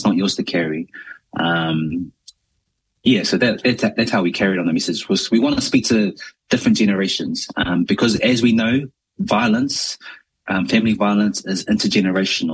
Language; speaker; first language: English; native; English